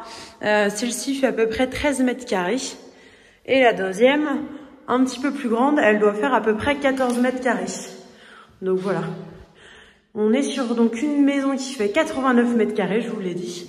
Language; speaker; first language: French; native; French